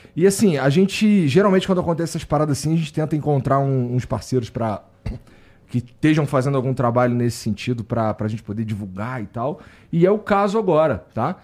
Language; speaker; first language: Portuguese; native; Portuguese